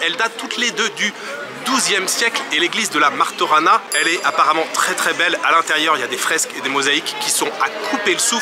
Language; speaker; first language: French; native; French